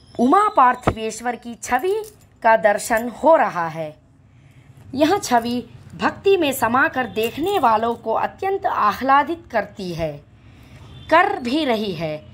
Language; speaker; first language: Hindi; non-native, local second language; Telugu